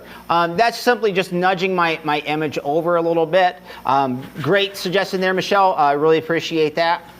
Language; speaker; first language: English; native; English